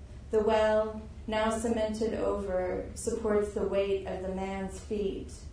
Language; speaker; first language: English; native; English